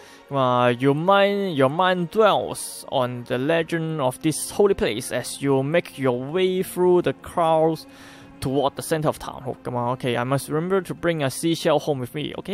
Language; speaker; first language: English; non-native, local second language; Cantonese